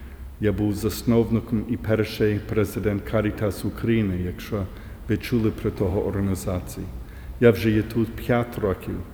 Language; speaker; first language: Ukrainian; early bilingual, heritage; English